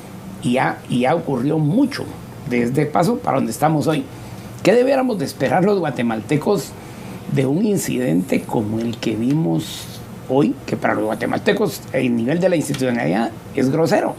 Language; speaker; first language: Spanish; native; Spanish